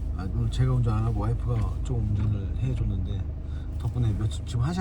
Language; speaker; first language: Korean; native; Korean